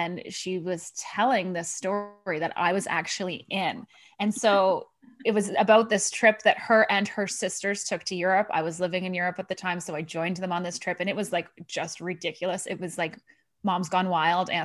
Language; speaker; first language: English; native; English